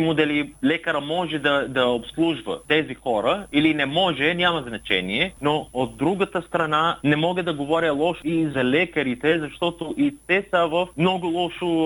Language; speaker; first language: Bulgarian; non-native, fluent; Arabic